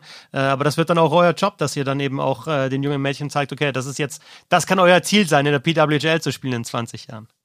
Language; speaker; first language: German; native; German